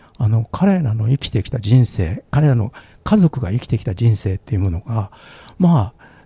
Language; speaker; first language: Japanese; native; Japanese